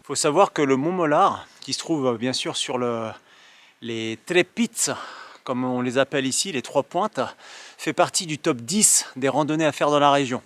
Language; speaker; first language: French; native; French